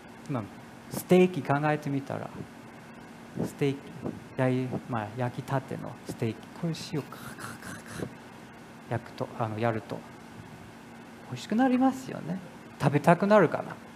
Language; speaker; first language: Japanese; non-native, fluent; German